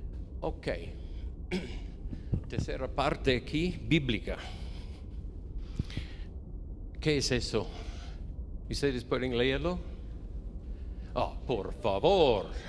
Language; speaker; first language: Spanish; non-native, fluent; English